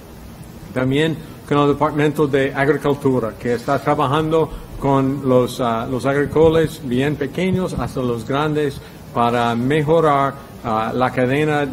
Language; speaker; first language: Spanish; non-native, fluent; English